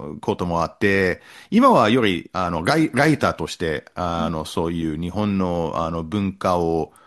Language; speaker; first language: Japanese; non-native, fluent; English